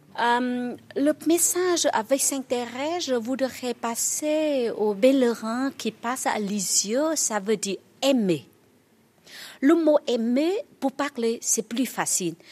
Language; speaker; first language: French; non-native, learner; Vietnamese